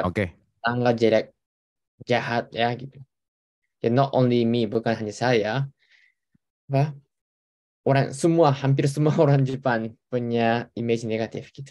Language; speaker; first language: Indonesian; non-native, fluent; Japanese